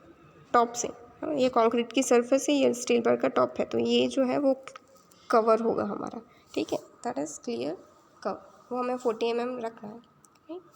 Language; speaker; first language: Hindi; native; Hindi